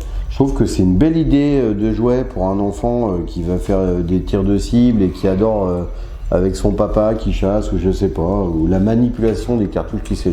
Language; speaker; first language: French; native; French